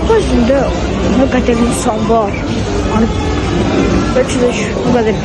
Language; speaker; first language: Turkish; non-native, learner; Azerbaijani